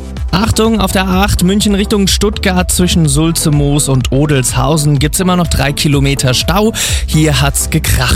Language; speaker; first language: German; native; German